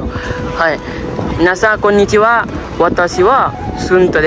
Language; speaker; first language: Japanese; non-native, fluent; Nepali